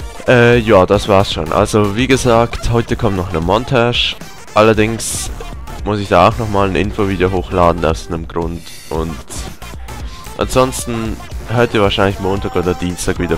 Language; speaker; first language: German; native; German